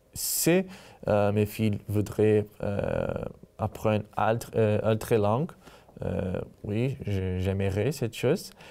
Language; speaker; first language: French; non-native, learner; Portuguese